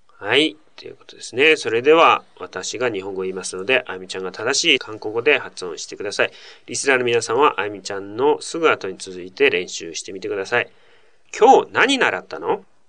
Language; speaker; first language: Japanese; native; Japanese